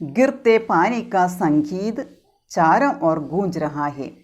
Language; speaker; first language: Hindi; non-native, local second language; Malayalam